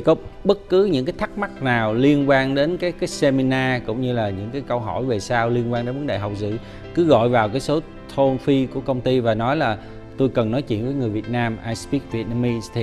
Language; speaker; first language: Vietnamese; early bilingual, heritage; Vietnamese